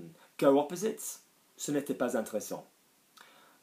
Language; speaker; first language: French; non-native, fluent; English